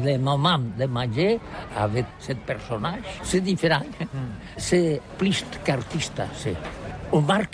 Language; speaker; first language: French; non-native, learner; Catalan